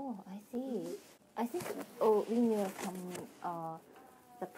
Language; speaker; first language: English; non-native, learner; Japanese